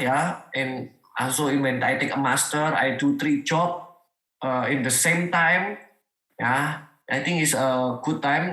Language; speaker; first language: English; non-native, learner; Indonesian